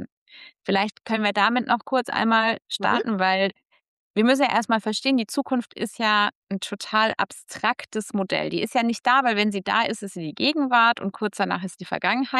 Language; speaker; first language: German; native; German